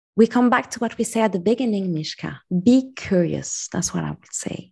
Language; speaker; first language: English; non-native, fluent; Arabic